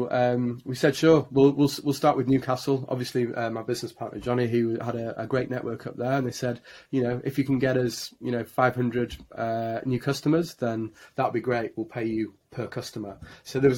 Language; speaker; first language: English; native; English